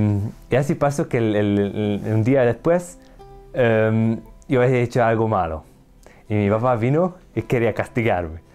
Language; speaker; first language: Spanish; non-native, learner; Hungarian